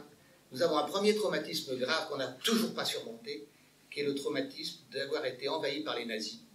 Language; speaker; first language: French; native; French